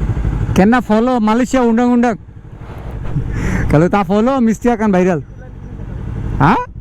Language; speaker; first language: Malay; non-native, learner; Bangla